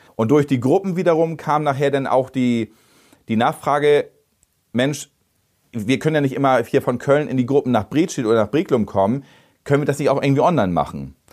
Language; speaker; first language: German; native; German